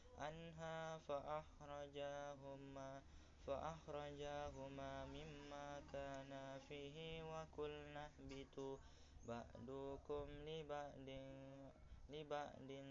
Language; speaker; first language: Arabic; non-native, learner; Indonesian